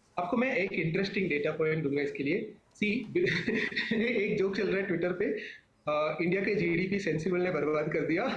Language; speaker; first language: Hindi; non-native, local second language; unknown